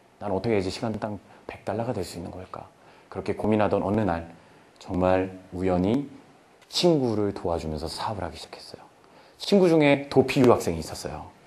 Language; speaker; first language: Korean; native; Korean